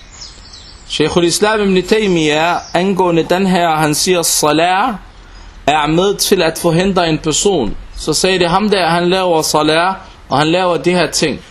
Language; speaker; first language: Danish; non-native, local second language; Arabic